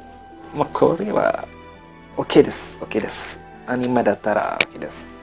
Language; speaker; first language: Japanese; non-native, learner; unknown